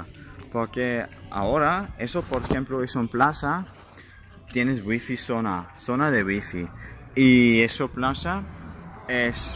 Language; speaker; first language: Spanish; non-native, learner; German